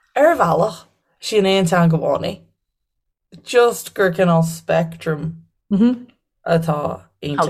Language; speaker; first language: Irish; native; Irish